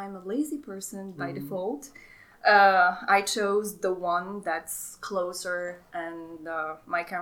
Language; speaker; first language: English; non-native, fluent; Arabic